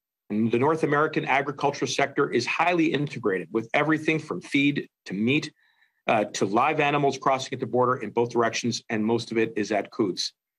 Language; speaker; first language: English; native; English